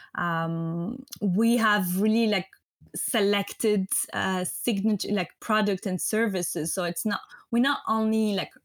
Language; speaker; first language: English; non-native, fluent; French